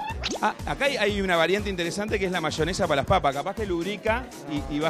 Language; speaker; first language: Spanish; native; Spanish